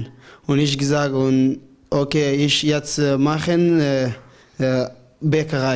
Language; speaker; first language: German; non-native, learner; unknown